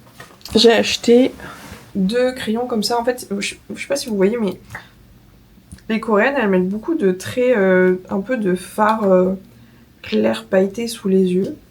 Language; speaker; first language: French; native; French